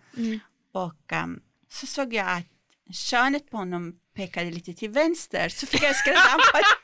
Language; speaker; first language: Swedish; non-native, fluent; Persian